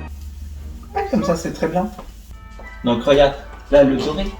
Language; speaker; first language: French; native; French